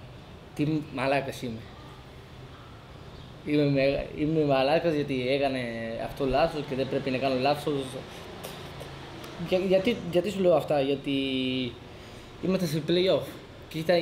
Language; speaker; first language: Greek; non-native, fluent; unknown